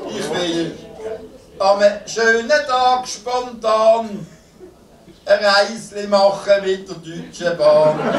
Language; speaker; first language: German; native; German